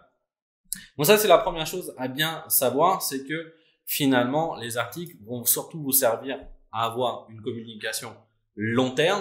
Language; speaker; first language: French; native; French